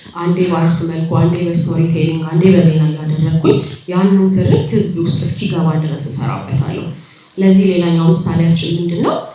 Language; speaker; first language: Amharic; native; Amharic